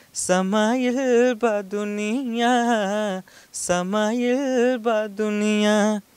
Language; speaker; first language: Hindi; non-native, local second language; Bhojpuri